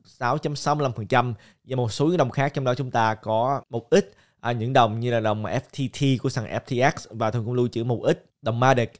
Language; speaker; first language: Vietnamese; native; Vietnamese